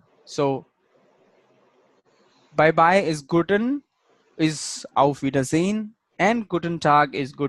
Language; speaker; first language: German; non-native, fluent; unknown